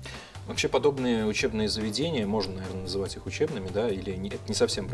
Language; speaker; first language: Russian; native; Russian